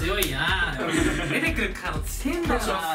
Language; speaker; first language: Japanese; native; Japanese